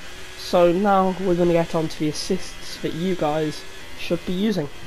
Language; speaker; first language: English; native; English